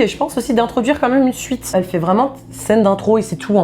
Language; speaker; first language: French; native; French